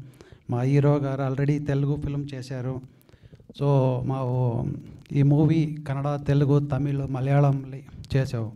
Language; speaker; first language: Telugu; non-native, learner; Kannada